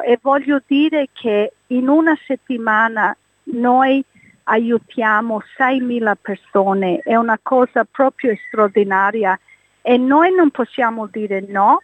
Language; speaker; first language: Italian; early bilingual, heritage; English